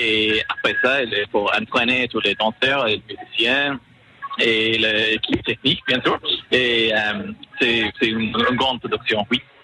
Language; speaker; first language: French; non-native, learner; English